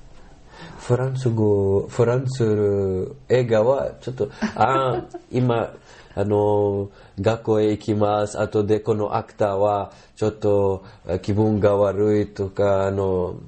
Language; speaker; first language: Japanese; non-native, learner; Arabic